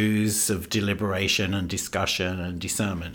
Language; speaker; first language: English; native; English